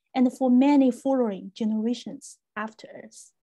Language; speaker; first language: English; non-native, fluent; Chinese